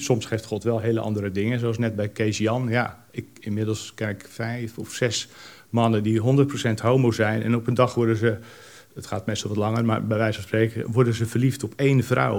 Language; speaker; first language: Dutch; native; Dutch